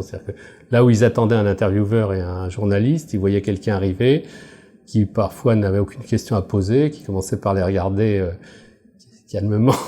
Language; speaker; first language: French; native; French